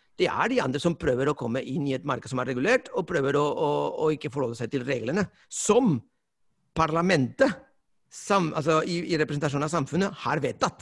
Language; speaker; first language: Norwegian; non-native, fluent; Spanish